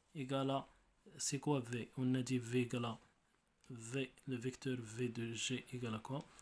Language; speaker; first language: French; non-native, local second language; Arabic